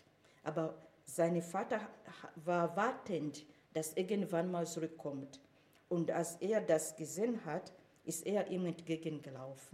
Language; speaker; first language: German; non-native, fluent; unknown